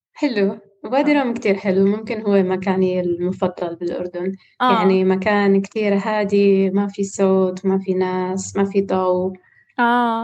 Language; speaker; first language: Arabic; non-native, fluent; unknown